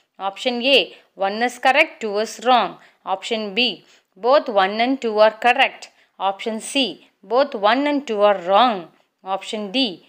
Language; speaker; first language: English; non-native, local second language; Tamil